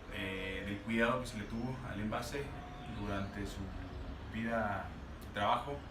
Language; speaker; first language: Spanish; native; Spanish